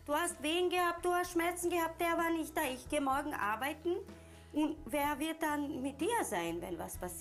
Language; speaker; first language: German; non-native, learner; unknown